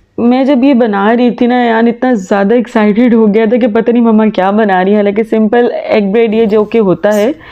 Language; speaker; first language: Urdu; native; Urdu